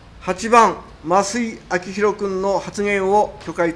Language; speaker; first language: Japanese; native; Japanese